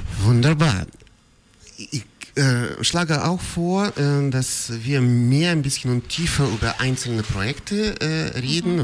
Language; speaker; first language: German; non-native, fluent; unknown